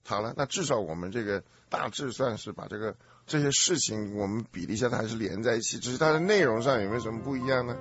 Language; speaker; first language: Chinese; native; Chinese